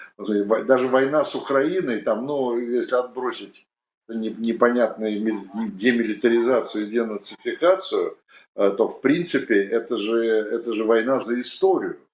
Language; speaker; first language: Russian; native; Russian